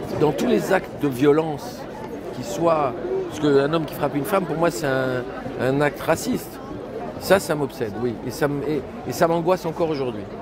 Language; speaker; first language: French; early bilingual, heritage; French